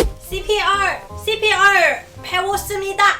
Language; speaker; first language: Korean; non-native, learner; Cantonese